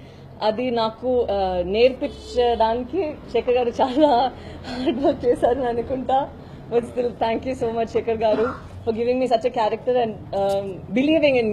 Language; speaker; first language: Telugu; non-native, fluent; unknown